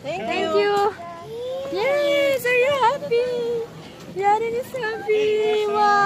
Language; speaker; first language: English; non-native, fluent; Filipino